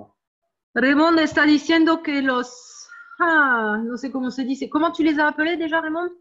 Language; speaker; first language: Spanish; non-native, learner; French